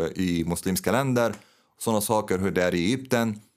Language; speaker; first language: Swedish; non-native, fluent; Arabic